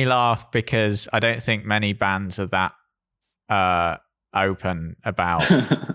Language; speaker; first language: English; native; English